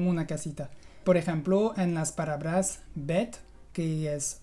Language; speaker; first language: Spanish; non-native, fluent; French